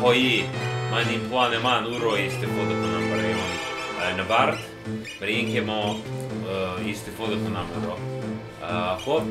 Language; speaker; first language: Persian; non-native, learner; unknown